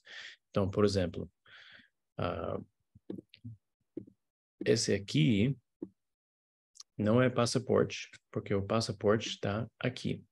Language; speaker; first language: Portuguese; non-native, fluent; English